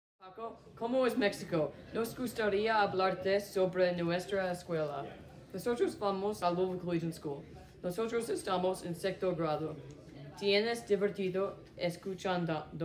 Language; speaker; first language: Spanish; non-native, learner; English